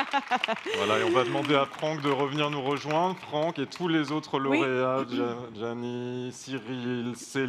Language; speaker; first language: French; native; French